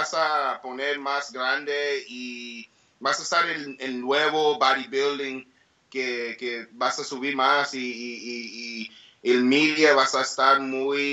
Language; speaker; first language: Spanish; early bilingual, heritage; English